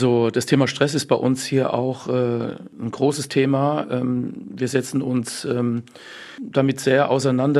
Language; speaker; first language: German; native; German